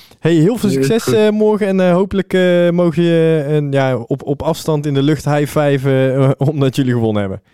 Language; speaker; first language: Dutch; native; Dutch